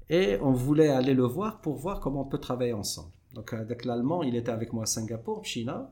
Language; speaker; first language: French; non-native, local second language; Arabic